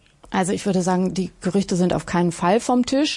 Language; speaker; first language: German; native; German